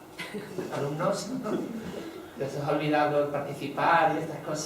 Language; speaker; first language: Spanish; native; Spanish